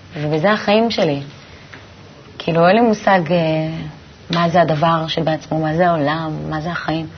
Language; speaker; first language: Hebrew; native; Hebrew